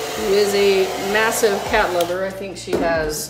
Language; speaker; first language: English; native; English